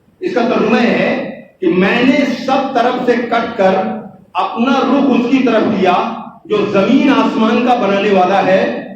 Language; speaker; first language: Urdu; native; Urdu